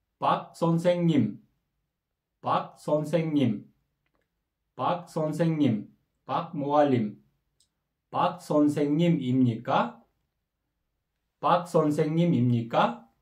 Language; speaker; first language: Korean; non-native, learner; Kyrgyz